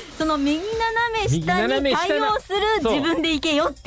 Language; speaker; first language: Japanese; native; Japanese